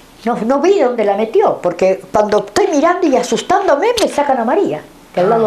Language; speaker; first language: Spanish; native; Spanish